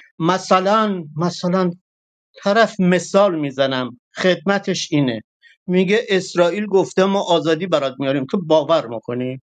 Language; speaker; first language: Persian; non-native, local second language; Kurdish